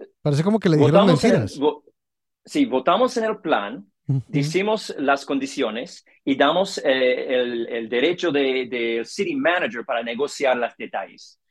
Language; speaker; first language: Spanish; non-native, learner; English